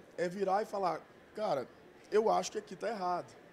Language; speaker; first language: Portuguese; native; Portuguese